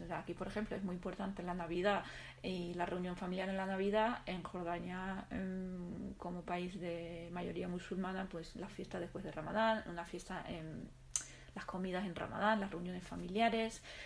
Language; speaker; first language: Spanish; non-native, fluent; Arabic